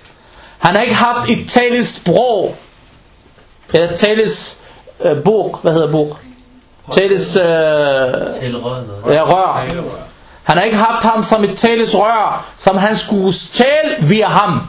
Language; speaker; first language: Danish; non-native, local second language; Arabic